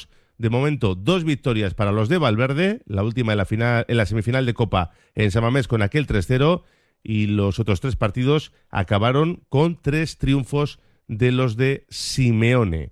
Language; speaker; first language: Spanish; native; Spanish